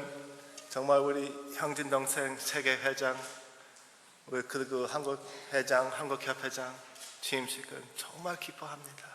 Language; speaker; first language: Korean; early bilingual, heritage; Korean